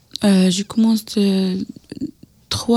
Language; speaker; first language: French; non-native, learner; Arabic